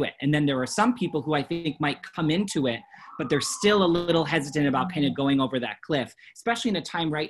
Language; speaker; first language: English; native; English